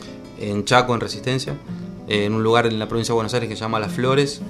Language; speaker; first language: Spanish; native; Spanish